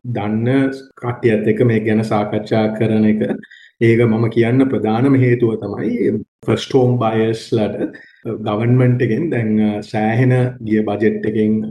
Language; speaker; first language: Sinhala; non-native, local second language; Tamil